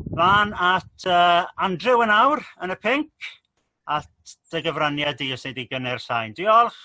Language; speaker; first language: Welsh; native; Welsh